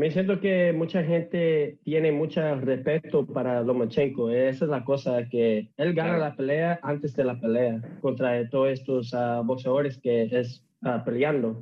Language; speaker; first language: Spanish; early bilingual, heritage; English